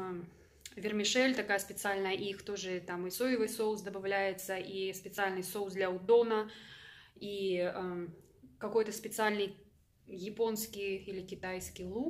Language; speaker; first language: Russian; native; Russian